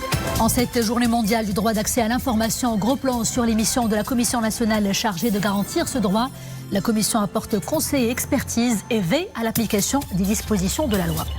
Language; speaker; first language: French; non-native, local second language; Arabic